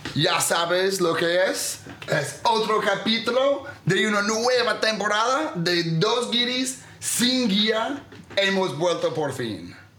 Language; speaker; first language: Spanish; non-native, fluent; English